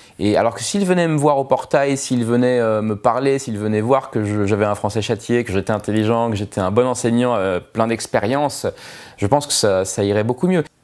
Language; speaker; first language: French; native; French